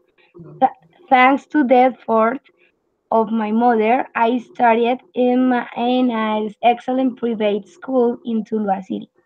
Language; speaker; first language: English; non-native, learner; Spanish